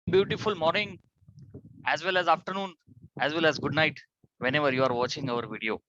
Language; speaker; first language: English; non-native, local second language; Marathi